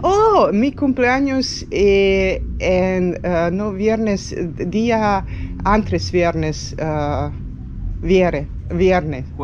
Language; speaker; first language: Spanish; non-native, learner; Serbian